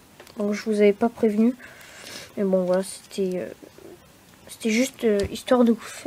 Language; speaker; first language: French; native; French